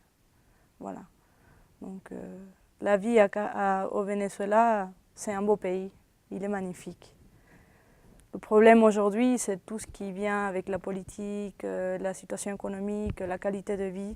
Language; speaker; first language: French; non-native, fluent; Spanish